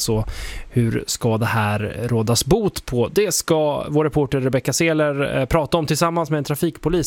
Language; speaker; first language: Swedish; native; Swedish